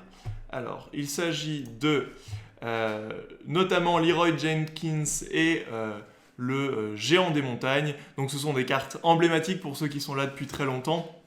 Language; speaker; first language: French; native; French